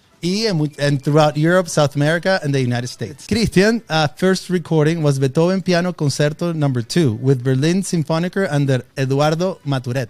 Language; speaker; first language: English; non-native, fluent; Spanish